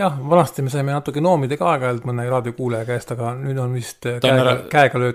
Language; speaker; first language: Estonian; native; Estonian